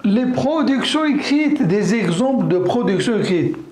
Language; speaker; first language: French; non-native, local second language; Arabic